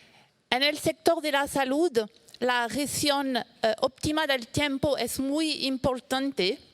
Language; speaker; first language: Spanish; non-native, fluent; French